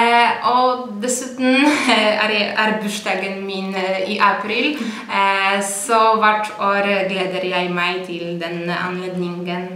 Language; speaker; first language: Norwegian; non-native, fluent; Polish